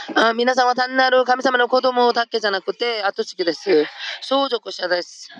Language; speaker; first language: Japanese; non-native, fluent; Korean